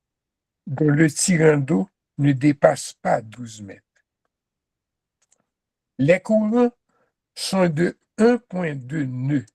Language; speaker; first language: French; non-native, local second language; Haitian Creole